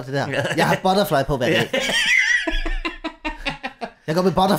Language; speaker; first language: Danish; native; Danish